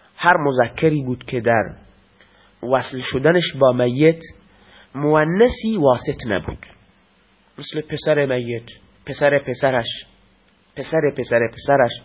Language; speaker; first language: Persian; non-native, local second language; Baluchi